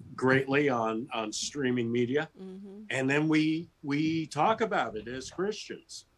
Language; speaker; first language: English; native; English